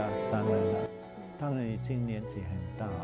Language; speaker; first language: Chinese; non-native, fluent; German